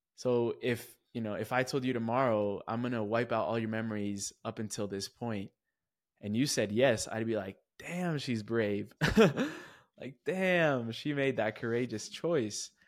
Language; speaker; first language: English; native; English